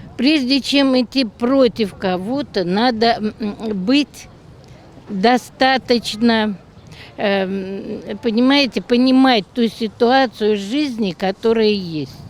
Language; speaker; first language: Russian; native; Russian